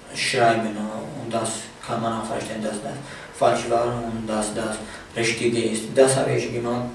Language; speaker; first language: German; non-native, fluent; Kurdish